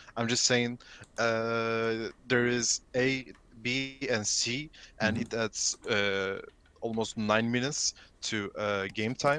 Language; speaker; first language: English; non-native, learner; Turkish